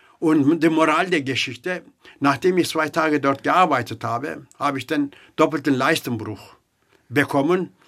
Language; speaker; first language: German; non-native, fluent; Turkish